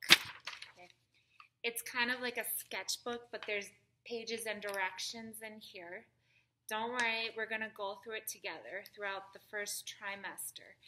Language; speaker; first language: English; native; English